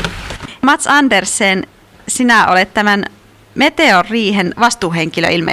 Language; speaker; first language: Finnish; native; Finnish